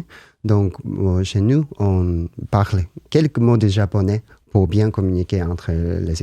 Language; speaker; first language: French; non-native, learner; Japanese